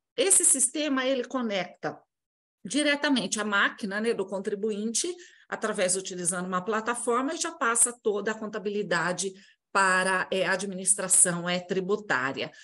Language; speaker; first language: Portuguese; native; Portuguese